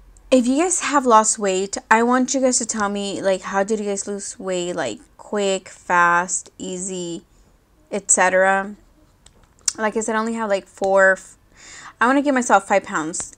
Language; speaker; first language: English; early bilingual, other home language; Spanish